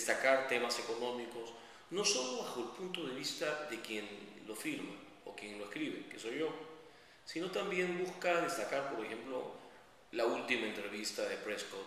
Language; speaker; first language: Spanish; native; Spanish